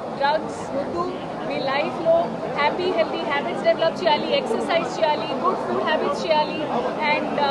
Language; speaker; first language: Telugu; non-native, learner; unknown